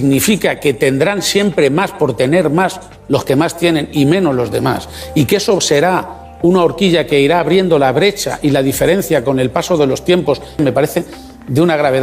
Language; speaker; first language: Spanish; native; Spanish